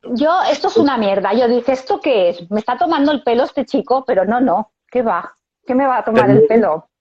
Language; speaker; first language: Spanish; native; Spanish